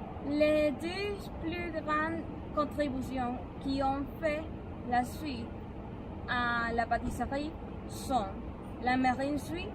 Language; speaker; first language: French; non-native, learner; Spanish